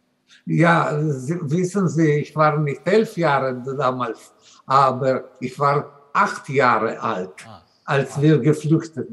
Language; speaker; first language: German; non-native, learner; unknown